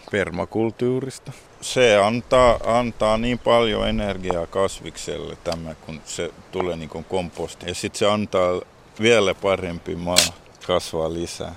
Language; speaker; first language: Finnish; non-native, local second language; Swedish